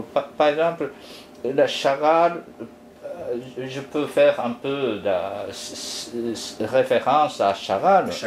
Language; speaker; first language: French; non-native, fluent; Japanese